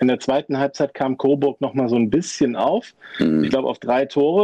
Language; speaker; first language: German; native; German